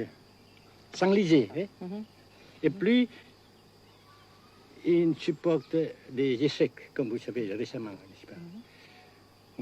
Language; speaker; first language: French; non-native, fluent; Vietnamese